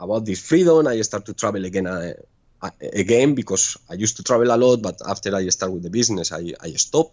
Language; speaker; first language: English; non-native, fluent; Spanish